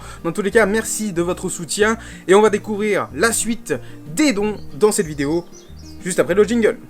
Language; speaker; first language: French; native; French